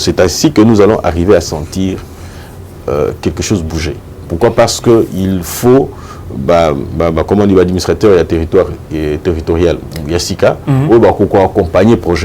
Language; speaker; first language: French; non-native, local second language; Lingala